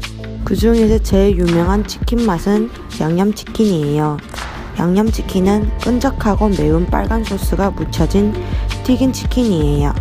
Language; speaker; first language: Korean; non-native, learner; English